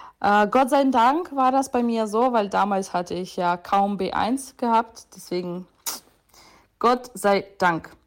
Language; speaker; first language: German; non-native, fluent; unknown